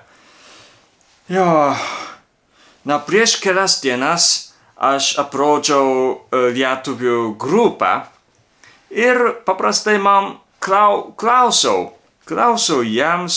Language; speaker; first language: Lithuanian; non-native, learner; Japanese